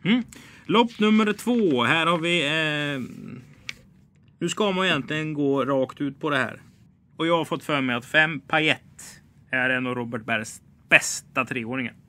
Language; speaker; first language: Swedish; native; Swedish